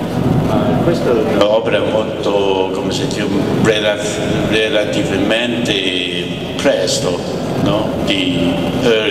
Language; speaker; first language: Italian; non-native, learner; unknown